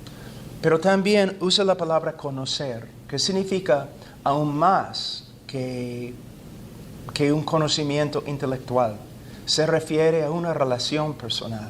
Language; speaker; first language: Spanish; non-native, fluent; English